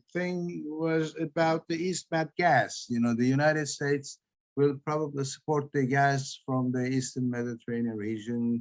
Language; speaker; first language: English; non-native, fluent; Turkish